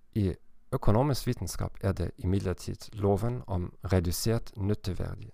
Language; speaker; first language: Norwegian; non-native, learner; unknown